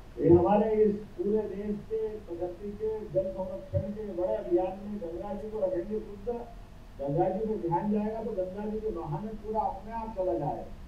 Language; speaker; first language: Hindi; native; Hindi